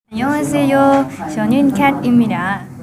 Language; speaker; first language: Korean; non-native, learner; Lao